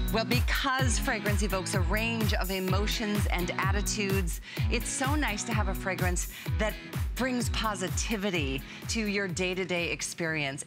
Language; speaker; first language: English; native; English